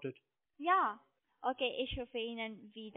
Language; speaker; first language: German; non-native, learner; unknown